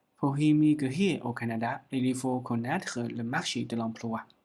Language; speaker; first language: French; non-native, learner; Chinese